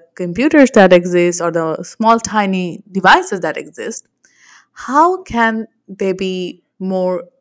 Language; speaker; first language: English; non-native, local second language; Bangla